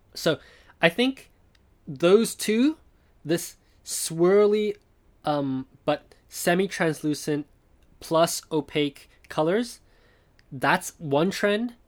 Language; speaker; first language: English; non-native, fluent; Chinese